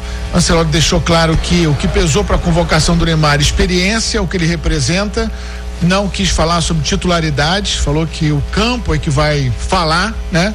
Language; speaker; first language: Portuguese; native; Portuguese